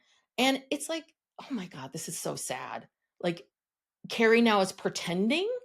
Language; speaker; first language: English; native; English